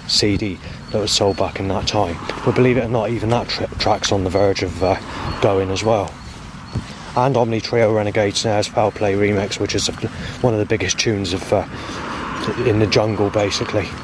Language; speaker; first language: English; native; English